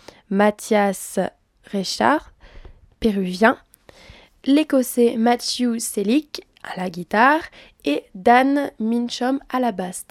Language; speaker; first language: French; native; French